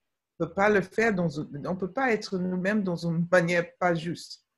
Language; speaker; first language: French; non-native, fluent; English